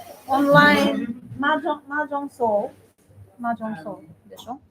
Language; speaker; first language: Japanese; non-native, learner; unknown